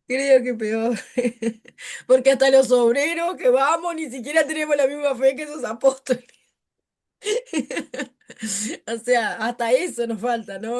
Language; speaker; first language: Spanish; native; Spanish